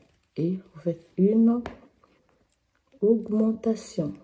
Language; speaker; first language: French; native; French